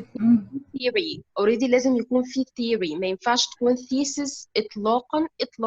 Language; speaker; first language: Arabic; native; Arabic